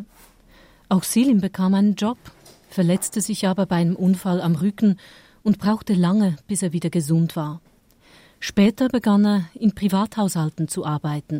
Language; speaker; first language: German; native; German